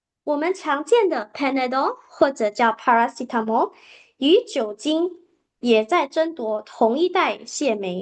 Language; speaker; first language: Chinese; native; Chinese